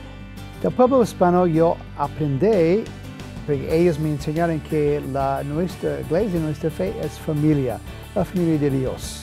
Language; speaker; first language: Spanish; non-native, fluent; English